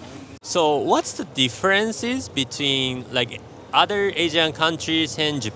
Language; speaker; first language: English; non-native, fluent; Japanese